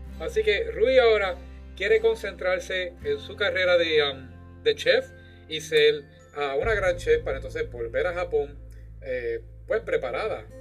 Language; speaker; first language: Spanish; native; Spanish